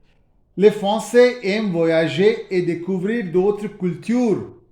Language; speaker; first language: French; non-native, fluent; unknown